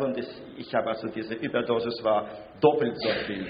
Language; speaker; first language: German; non-native, fluent; Russian